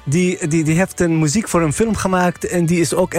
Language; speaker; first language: Dutch; non-native, fluent; Arabic